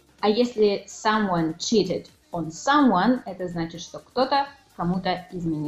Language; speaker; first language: Russian; native; Russian